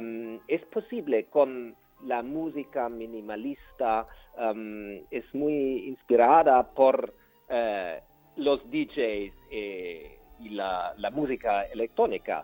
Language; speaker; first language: Spanish; non-native, learner; German